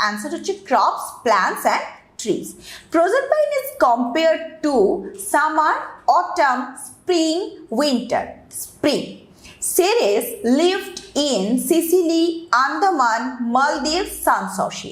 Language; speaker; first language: English; non-native, local second language; Bangla